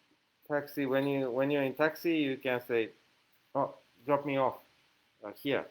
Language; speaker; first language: English; non-native, fluent; Japanese